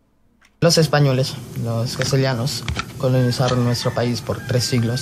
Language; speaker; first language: Spanish; non-native, fluent; Filipino